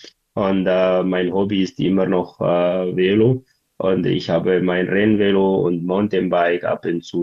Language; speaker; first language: German; non-native, learner; Tigrinya